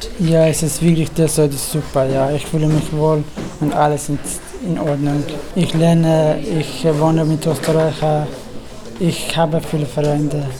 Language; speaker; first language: German; non-native, learner; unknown